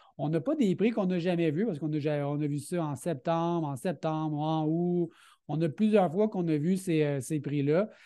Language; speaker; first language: French; native; French